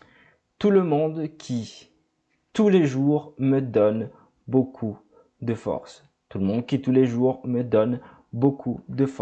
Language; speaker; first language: French; non-native, fluent; Portuguese